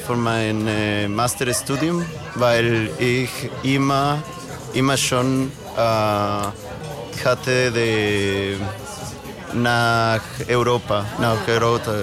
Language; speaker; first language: German; non-native, learner; Spanish